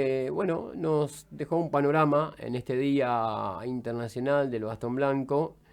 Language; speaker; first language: Spanish; native; Spanish